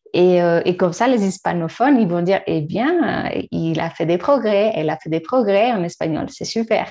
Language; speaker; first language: French; non-native, fluent; Spanish